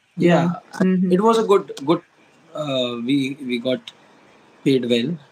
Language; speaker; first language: English; non-native, local second language; Hindi